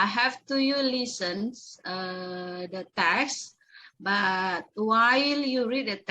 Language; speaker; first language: English; non-native, local second language; Indonesian